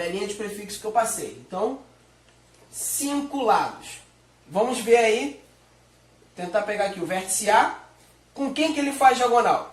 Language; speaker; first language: Portuguese; native; Portuguese